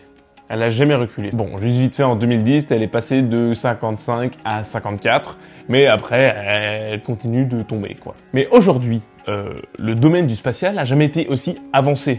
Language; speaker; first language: French; native; French